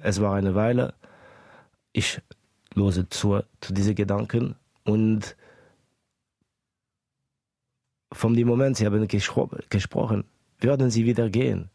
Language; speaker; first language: German; early bilingual, other home language; Estonian